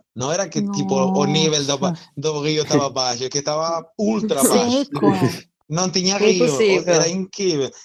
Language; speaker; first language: Portuguese; non-native, learner; Spanish